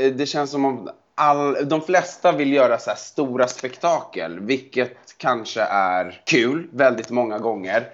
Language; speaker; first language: Swedish; native; Swedish